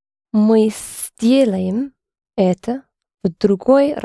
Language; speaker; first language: Russian; non-native, learner; English